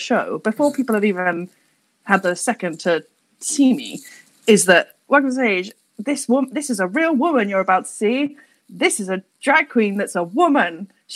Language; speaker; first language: English; native; English